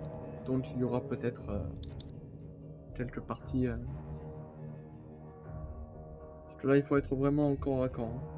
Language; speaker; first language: French; native; French